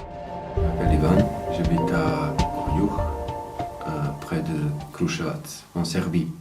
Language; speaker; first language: French; non-native, fluent; Serbian